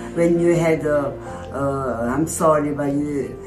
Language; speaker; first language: English; non-native, fluent; Korean